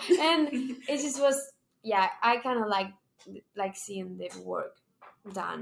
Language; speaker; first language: English; non-native, fluent; Spanish